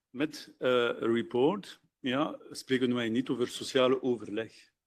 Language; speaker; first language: Dutch; non-native, local second language; French